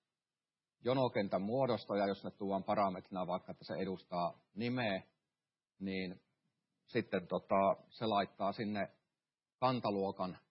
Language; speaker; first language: Finnish; native; Finnish